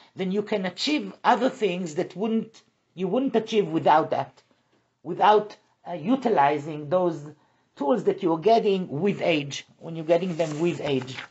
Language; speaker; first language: English; non-native, fluent; Hebrew